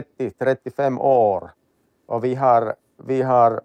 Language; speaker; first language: Swedish; non-native, learner; Finnish